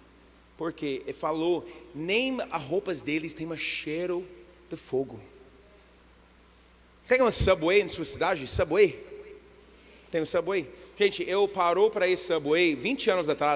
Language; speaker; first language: Portuguese; non-native, learner; English